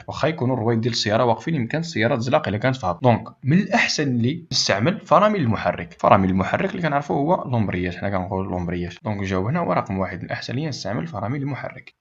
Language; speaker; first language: Arabic; native; Arabic